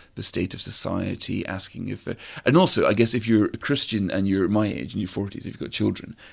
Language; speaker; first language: English; native; English